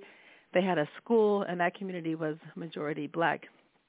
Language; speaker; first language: English; native; English